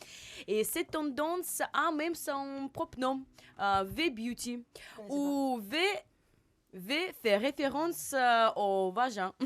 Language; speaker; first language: French; non-native, learner; Russian